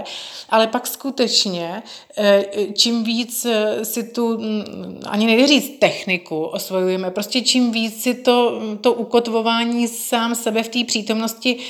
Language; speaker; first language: Czech; native; Czech